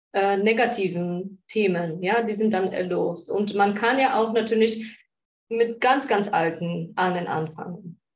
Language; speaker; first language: German; non-native, fluent; Polish